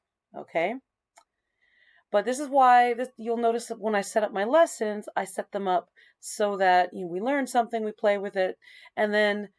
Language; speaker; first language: English; native; English